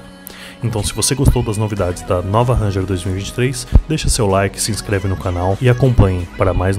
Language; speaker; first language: Portuguese; native; Portuguese